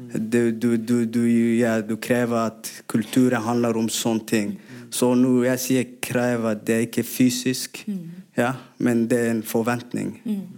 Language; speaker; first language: Norwegian; non-native, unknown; Somali